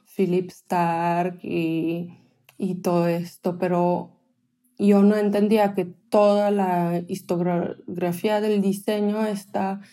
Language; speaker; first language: Spanish; non-native, fluent; Hebrew